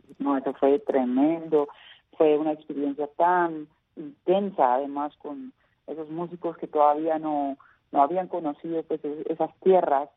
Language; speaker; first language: Spanish; non-native, fluent; Dutch